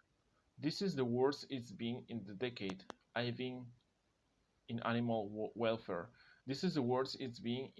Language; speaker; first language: English; non-native, fluent; Spanish